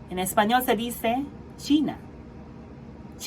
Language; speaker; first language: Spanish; non-native, fluent; Filipino